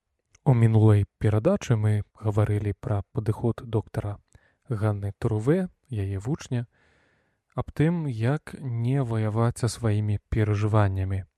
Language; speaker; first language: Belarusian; non-native, local second language; Russian